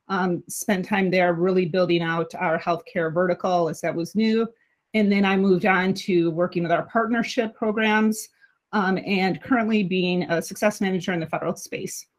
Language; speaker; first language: English; native; English